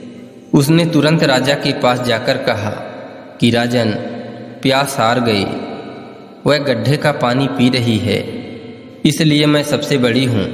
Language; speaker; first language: Hindi; native; Hindi